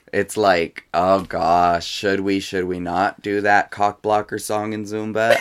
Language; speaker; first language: English; early bilingual, other home language; Spanish